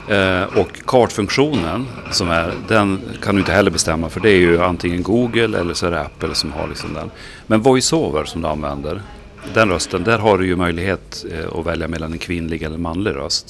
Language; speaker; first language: Swedish; native; Swedish